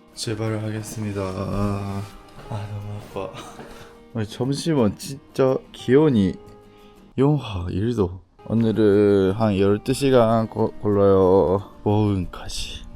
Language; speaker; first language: Korean; non-native, fluent; Japanese